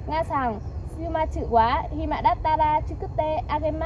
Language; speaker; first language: Japanese; non-native, learner; Vietnamese